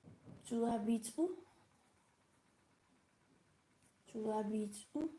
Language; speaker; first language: French; non-native, learner; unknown